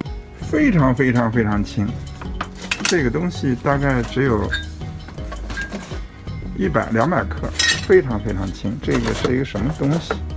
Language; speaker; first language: Chinese; native; Chinese